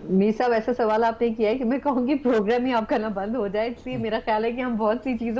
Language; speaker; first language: Urdu; native; Urdu